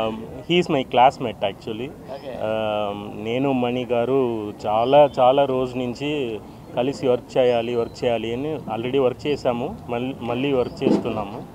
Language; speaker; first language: Telugu; non-native, fluent; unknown